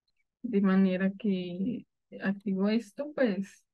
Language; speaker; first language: Spanish; native; Spanish